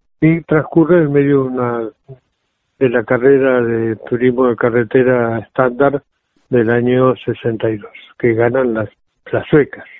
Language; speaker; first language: Spanish; native; Spanish